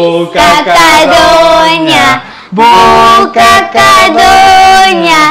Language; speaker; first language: Indonesian; non-native, learner; Spanish